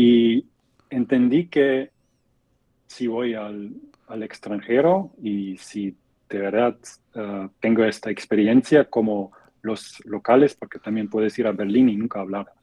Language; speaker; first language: Spanish; non-native, fluent; German